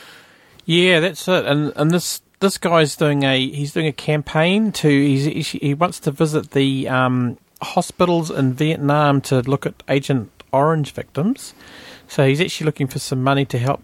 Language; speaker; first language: English; native; English